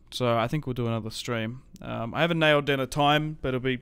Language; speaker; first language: English; native; English